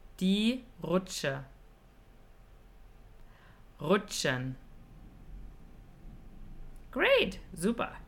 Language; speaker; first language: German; non-native, fluent; English